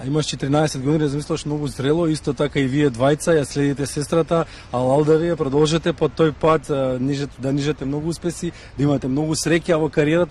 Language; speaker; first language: Macedonian; native; Macedonian